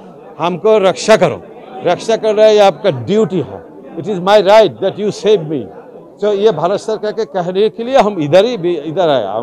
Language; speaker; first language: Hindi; non-native, learner; Bangla